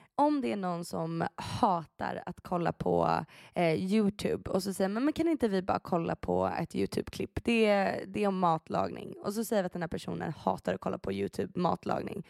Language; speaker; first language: Swedish; early bilingual, other home language; Persian